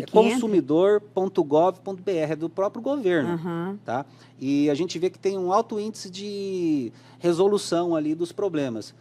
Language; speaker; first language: Portuguese; native; Portuguese